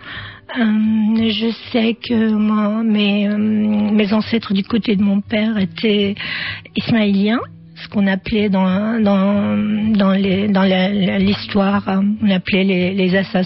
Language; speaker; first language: French; non-native, fluent; Arabic